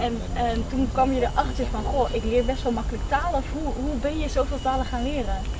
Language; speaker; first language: Dutch; native; Dutch